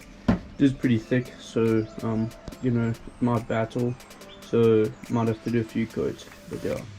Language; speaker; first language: English; native; English